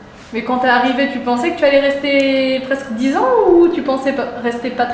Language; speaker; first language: French; native; French